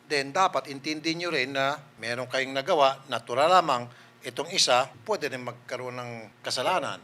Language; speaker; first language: Filipino; native; Filipino